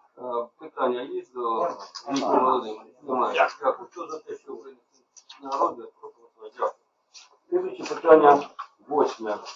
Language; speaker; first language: Ukrainian; native; Ukrainian